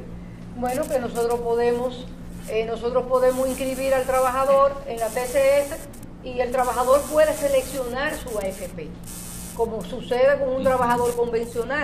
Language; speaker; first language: Spanish; native; Spanish